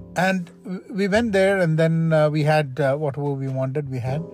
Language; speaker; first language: English; non-native, local second language; Malayalam